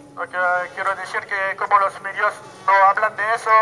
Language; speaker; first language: Spanish; non-native, learner; French